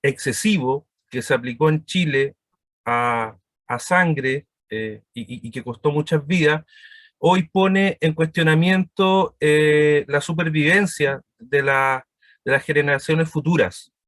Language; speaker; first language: Spanish; native; Spanish